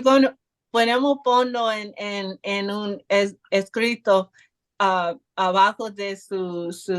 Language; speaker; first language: Spanish; non-native, learner; English